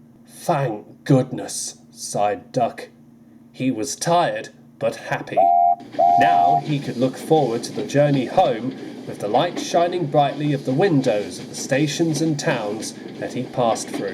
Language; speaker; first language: English; native; English